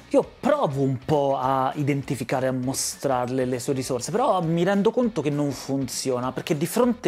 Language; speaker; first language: Italian; native; Italian